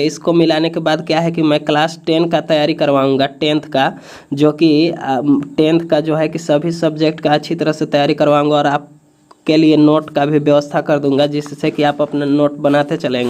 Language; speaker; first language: Hindi; native; Hindi